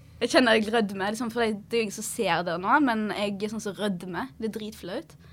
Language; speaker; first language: Norwegian; early bilingual, other home language; Arabic